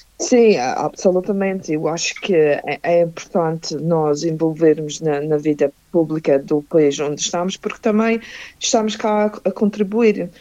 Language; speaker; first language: Portuguese; early bilingual, heritage; Portuguese